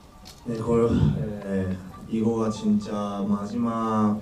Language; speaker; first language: Korean; non-native, learner; Japanese